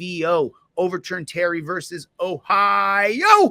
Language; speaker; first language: English; native; English